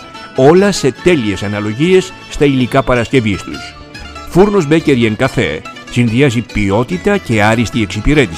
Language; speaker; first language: Greek; native; Greek